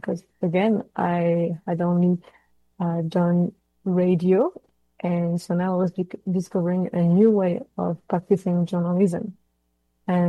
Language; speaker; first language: English; non-native, fluent; French